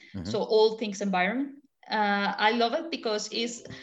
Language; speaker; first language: English; non-native, fluent; Spanish